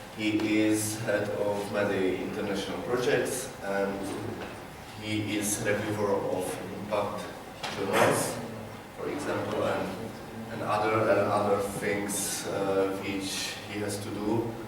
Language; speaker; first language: English; non-native, learner; Czech